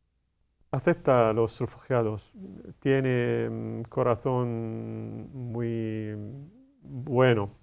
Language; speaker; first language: Spanish; non-native, learner; Arabic